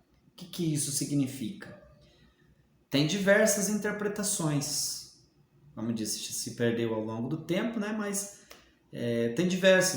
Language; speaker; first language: Portuguese; native; Portuguese